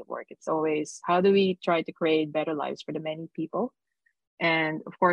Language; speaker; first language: English; non-native, local second language; Filipino